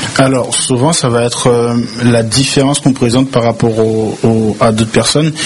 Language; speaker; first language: French; early bilingual, other home language; Haitian Creole